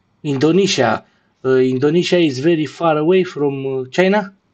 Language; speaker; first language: English; non-native, learner; Romanian